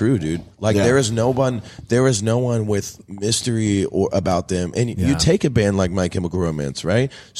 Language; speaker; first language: English; native; English